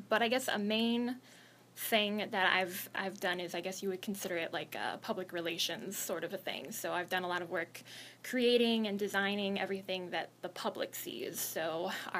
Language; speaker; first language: English; native; English